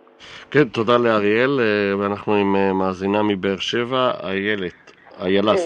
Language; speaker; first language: Hebrew; native; Hebrew